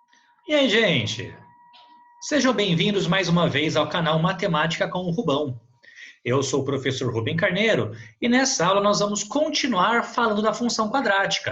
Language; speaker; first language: Portuguese; native; Portuguese